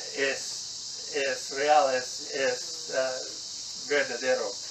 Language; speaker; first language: Spanish; non-native, learner; English